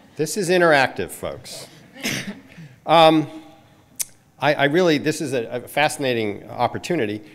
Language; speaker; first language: English; native; English